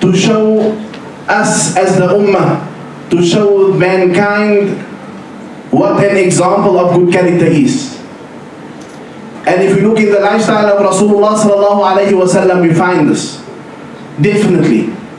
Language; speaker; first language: English; native; English